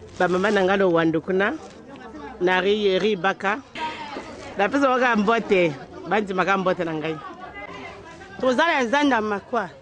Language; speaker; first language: Lingala; native; Lingala